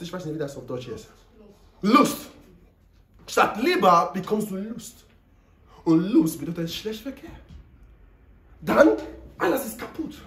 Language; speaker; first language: German; non-native, learner; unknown